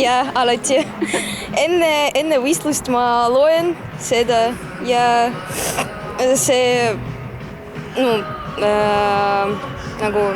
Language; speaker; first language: Estonian; non-native, local second language; Russian